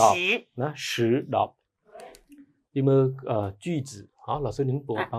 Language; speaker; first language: Chinese; non-native, fluent; Khmer